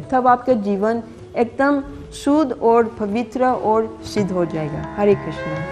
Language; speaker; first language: Hindi; non-native, fluent; English